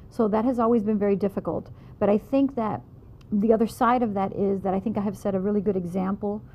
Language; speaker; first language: English; native; English